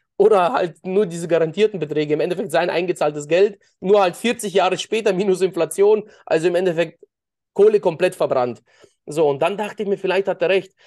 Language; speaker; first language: German; early bilingual, other home language; Russian